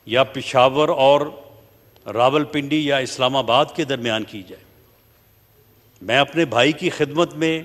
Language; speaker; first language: Urdu; native; Urdu